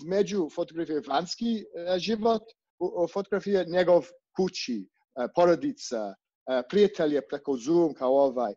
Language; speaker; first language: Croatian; non-native, learner; English